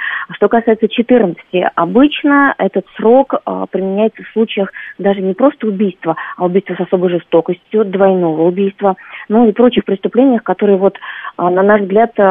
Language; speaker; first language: Russian; native; Russian